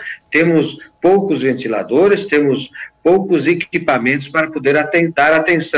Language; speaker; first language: Portuguese; native; Portuguese